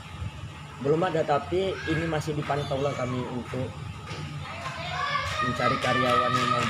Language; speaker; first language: Indonesian; native; Indonesian